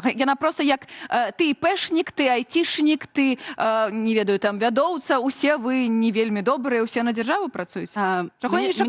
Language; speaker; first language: Belarusian; native; Belarusian